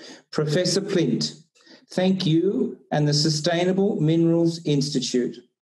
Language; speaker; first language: English; native; English